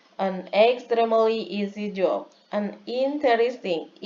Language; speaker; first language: English; non-native, learner; Indonesian